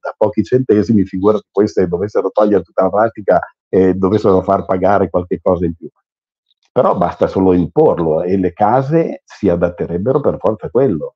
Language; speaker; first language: Italian; native; Italian